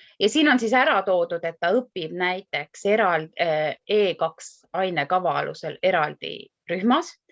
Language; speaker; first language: Estonian; native; Estonian